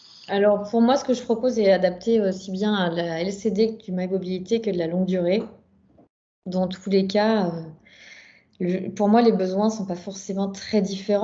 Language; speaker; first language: French; native; French